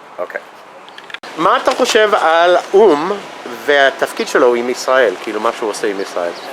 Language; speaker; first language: Hebrew; non-native, fluent; English